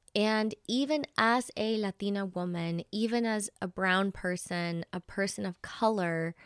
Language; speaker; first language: English; early bilingual, other home language; Spanish